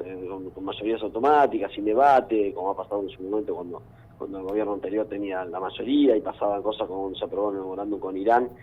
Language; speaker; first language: Spanish; native; Spanish